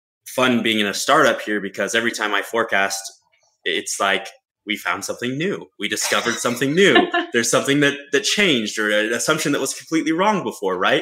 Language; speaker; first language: English; native; English